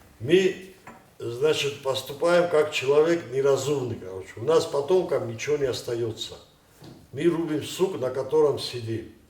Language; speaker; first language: Russian; non-native, local second language; Ossetic